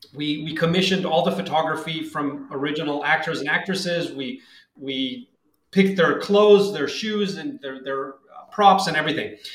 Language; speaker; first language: English; non-native, fluent; Hebrew